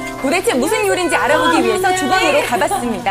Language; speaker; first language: Korean; native; Korean